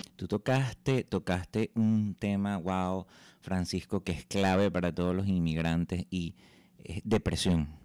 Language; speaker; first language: Spanish; native; Spanish